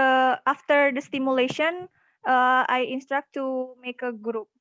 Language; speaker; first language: English; non-native, learner; Indonesian